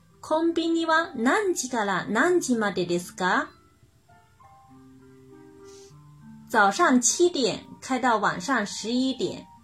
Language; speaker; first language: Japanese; non-native, fluent; Chinese